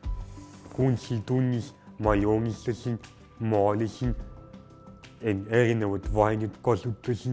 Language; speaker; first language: Estonian; non-native, local second language; Russian